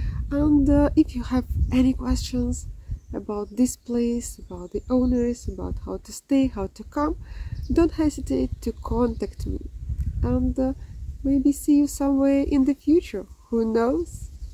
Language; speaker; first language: English; non-native, fluent; Russian